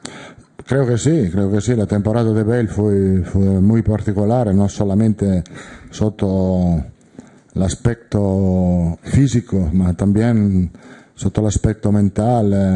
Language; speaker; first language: Spanish; non-native, fluent; Italian